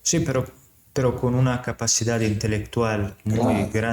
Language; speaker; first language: Spanish; non-native, fluent; Serbian